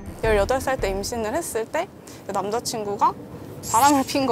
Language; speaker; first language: Korean; native; Korean